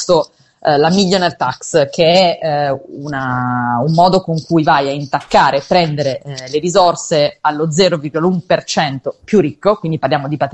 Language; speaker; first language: Italian; native; Italian